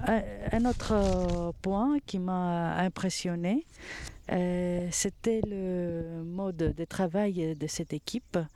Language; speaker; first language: French; non-native, fluent; Greek